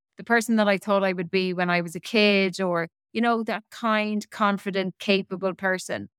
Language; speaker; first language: English; native; English